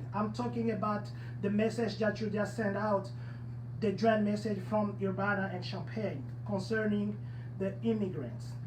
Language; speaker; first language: English; non-native, learner; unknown